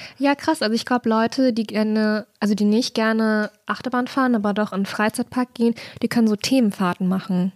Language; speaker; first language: German; native; German